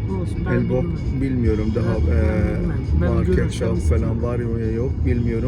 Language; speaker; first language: Turkish; non-native, learner; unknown